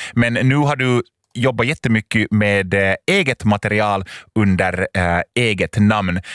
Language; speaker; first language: Swedish; native; Swedish